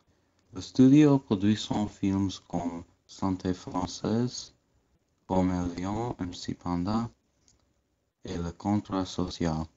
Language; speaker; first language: French; non-native, learner; English